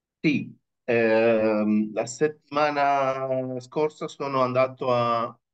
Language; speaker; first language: Italian; non-native, fluent; Spanish